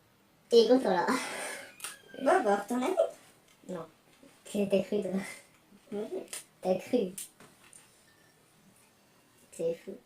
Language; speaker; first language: French; native; French